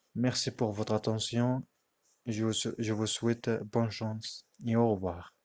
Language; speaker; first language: French; non-native, local second language; Arabic